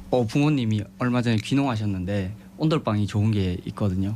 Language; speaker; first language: Korean; native; Korean